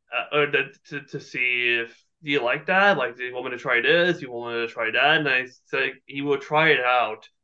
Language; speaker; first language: English; native; English